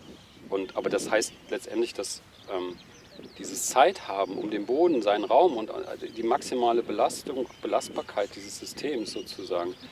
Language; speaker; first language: German; native; German